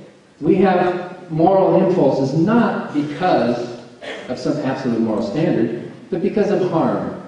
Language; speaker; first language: English; native; English